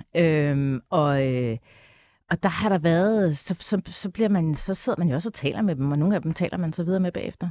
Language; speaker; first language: Danish; native; Danish